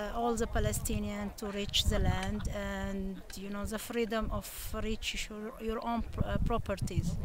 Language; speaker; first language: English; non-native, learner; Arabic